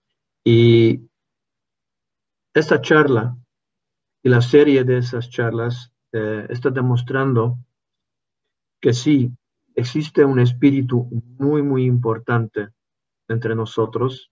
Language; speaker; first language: Spanish; non-native, fluent; Hungarian